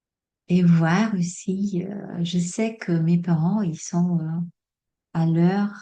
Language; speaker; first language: French; non-native, fluent; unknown